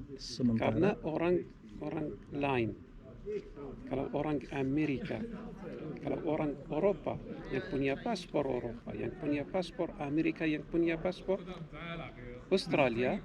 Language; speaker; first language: Indonesian; non-native, learner; Arabic